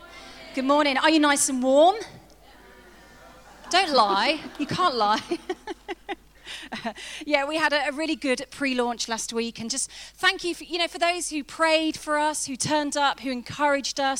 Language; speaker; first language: English; native; English